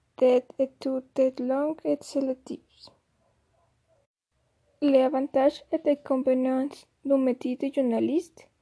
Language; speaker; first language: French; non-native, learner; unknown